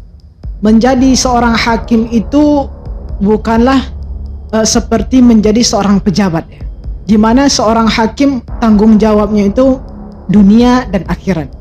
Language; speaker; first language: Indonesian; native; Indonesian